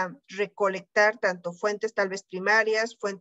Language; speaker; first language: Spanish; native; Spanish